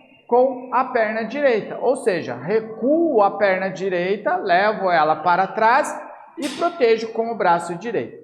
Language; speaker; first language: Portuguese; native; Portuguese